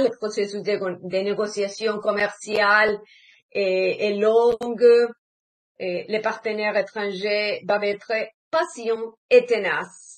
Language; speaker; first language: French; non-native, fluent; Spanish